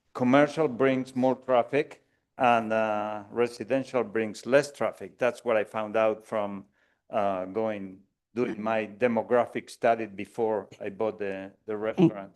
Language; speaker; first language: English; non-native, fluent; Spanish